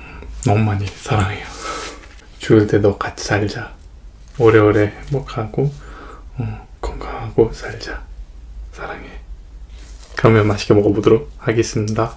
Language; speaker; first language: Korean; non-native, fluent; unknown